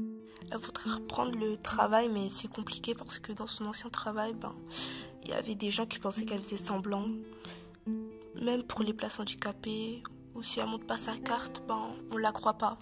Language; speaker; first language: French; native; French